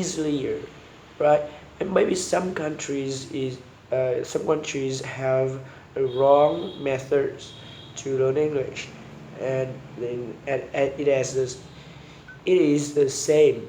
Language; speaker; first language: English; non-native, learner; Vietnamese